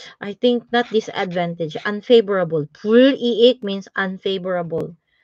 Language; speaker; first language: English; non-native, local second language; Filipino